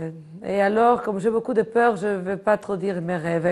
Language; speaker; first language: French; non-native, fluent; Spanish